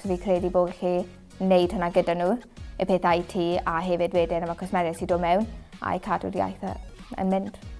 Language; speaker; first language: Welsh; native; Welsh